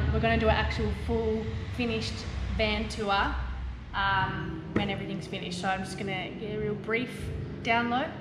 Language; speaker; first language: English; native; English